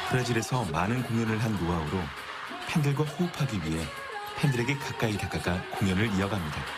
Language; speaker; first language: Korean; native; Korean